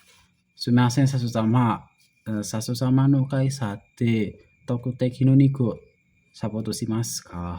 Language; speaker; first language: Japanese; non-native, learner; Indonesian